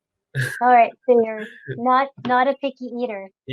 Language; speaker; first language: English; non-native, local second language; French